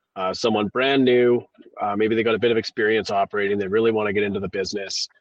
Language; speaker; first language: English; native; English